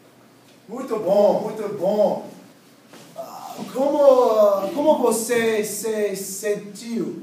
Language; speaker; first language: Portuguese; non-native, learner; English